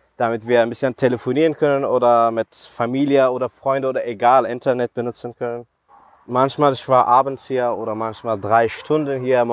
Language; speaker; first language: German; non-native, fluent; Persian